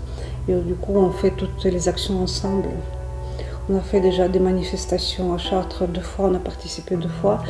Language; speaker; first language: French; non-native, fluent; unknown